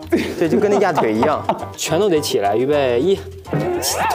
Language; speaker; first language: Chinese; native; Chinese